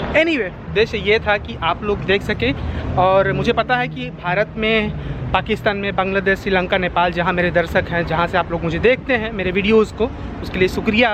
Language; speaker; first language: Hindi; native; Hindi